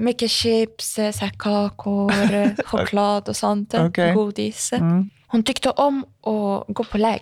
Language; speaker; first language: Swedish; early bilingual, other home language; Arabic